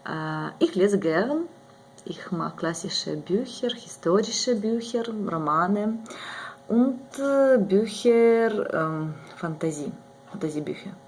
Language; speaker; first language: German; non-native, learner; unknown